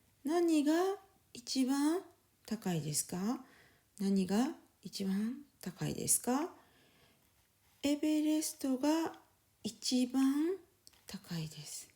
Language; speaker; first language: Japanese; non-native, fluent; French